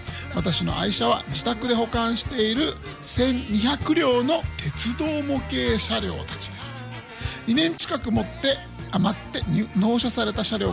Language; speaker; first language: Japanese; native; Japanese